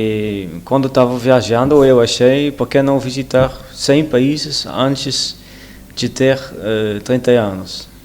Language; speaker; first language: Portuguese; non-native, learner; Dutch